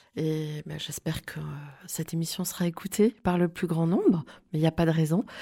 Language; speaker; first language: French; native; French